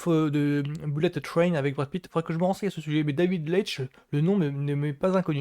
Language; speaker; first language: French; native; French